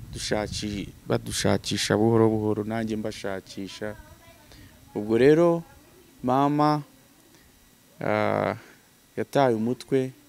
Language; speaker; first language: Kinyarwanda; early bilingual, heritage; Kinyarwanda